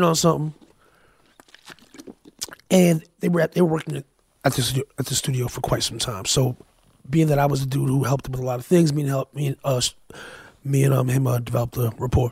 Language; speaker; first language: English; native; English